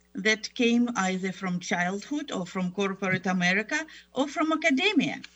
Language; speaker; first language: English; non-native, fluent; Russian